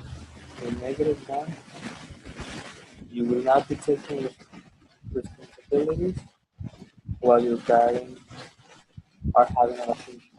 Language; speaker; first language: English; non-native, learner; Spanish